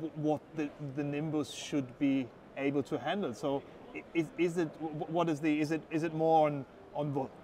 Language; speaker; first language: English; non-native, fluent; German